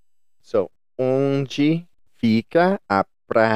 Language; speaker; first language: Portuguese; non-native, learner; English